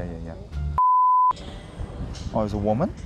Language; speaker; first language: English; non-native, learner; Korean